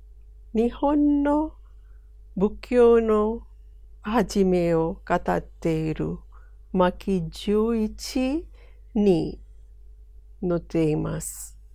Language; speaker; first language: Japanese; non-native, fluent; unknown